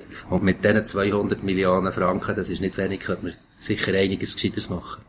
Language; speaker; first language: German; native; German